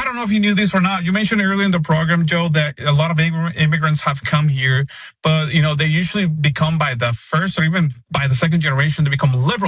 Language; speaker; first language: English; non-native, fluent; Spanish